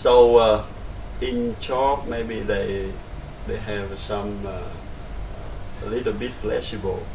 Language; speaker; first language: English; non-native, learner; Vietnamese